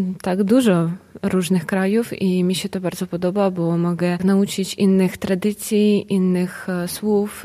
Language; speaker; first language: Polish; non-native, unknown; Ukrainian